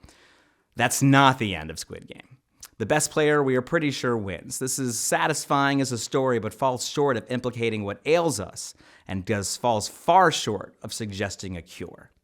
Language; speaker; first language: English; native; English